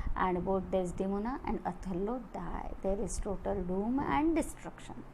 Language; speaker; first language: English; non-native, local second language; Marathi